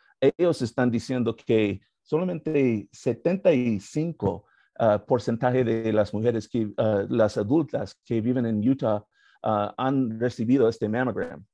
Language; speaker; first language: Spanish; non-native, learner; English